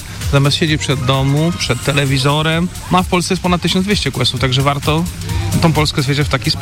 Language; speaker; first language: Polish; native; Polish